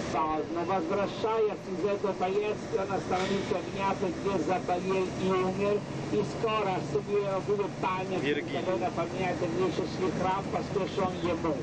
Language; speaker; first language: Russian; non-native, fluent; Italian